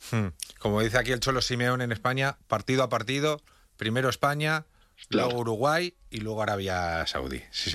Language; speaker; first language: Spanish; native; Spanish